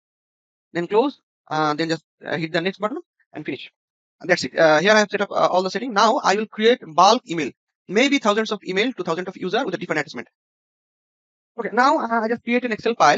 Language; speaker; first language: English; non-native, local second language; Bangla